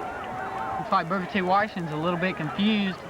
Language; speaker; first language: English; native; English